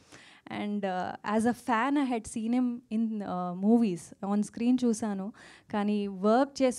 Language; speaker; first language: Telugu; non-native, fluent; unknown